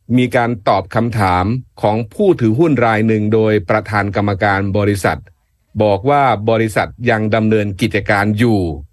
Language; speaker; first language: Thai; native; Thai